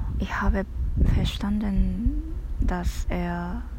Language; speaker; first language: German; non-native, learner; Japanese